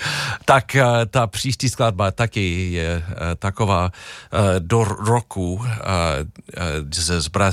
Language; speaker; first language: Czech; non-native, fluent; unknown